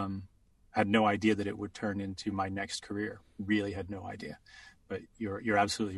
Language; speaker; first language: English; native; English